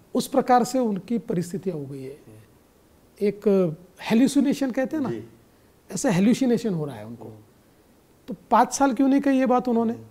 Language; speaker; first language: Hindi; non-native, local second language; Marathi